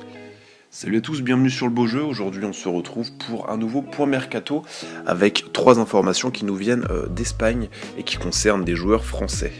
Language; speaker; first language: French; native; French